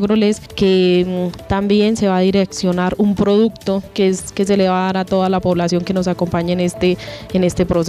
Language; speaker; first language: Spanish; native; Spanish